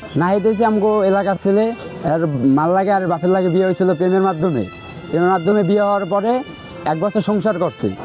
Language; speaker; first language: Bangla; native; Bangla